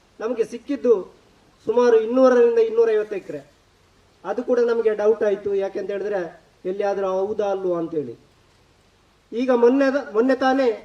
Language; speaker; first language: Kannada; native; Kannada